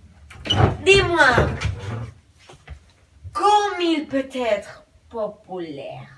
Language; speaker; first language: French; non-native, learner; Spanish